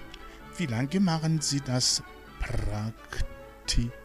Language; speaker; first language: German; non-native, fluent; Rundi